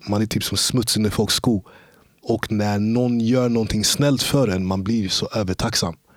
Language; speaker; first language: Swedish; early bilingual, other home language; English